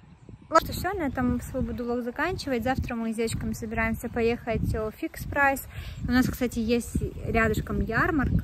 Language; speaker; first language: Russian; native; Russian